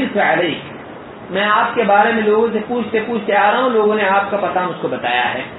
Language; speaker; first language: Urdu; native; Urdu